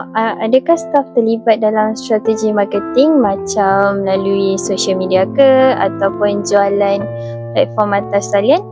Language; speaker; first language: Malay; native; Malay